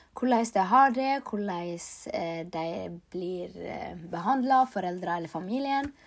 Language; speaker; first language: Norwegian; early bilingual, other home language; Tigrinya